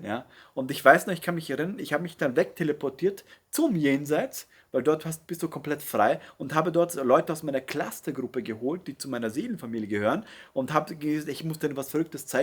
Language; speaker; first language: German; native; German